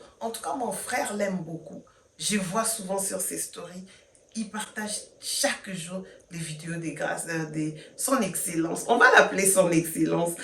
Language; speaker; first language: French; non-native, local second language; Lingala